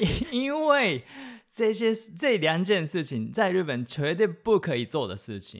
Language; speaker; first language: Chinese; non-native, fluent; Japanese